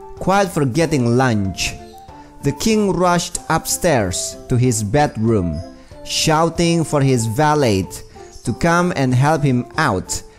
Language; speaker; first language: English; non-native, fluent; Indonesian